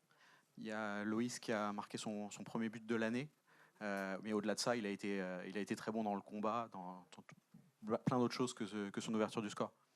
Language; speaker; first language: French; native; French